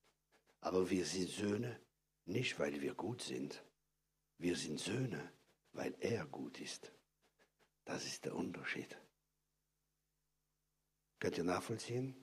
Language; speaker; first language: German; non-native, fluent; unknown